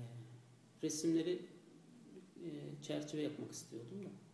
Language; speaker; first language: Turkish; non-native, fluent; Azerbaijani